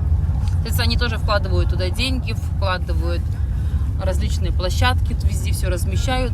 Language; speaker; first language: Russian; native; Russian